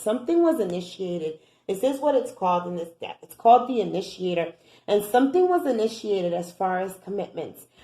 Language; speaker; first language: English; native; English